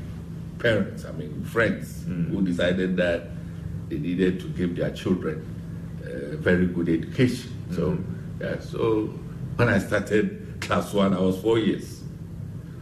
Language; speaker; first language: English; non-native, local second language; Akan